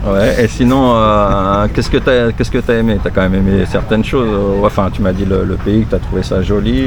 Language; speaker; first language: French; native; French